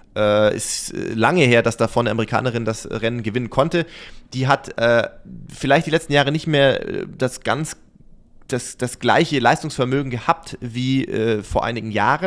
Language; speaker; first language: German; native; German